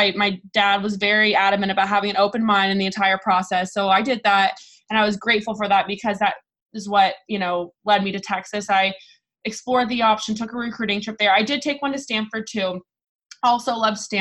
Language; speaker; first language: English; native; English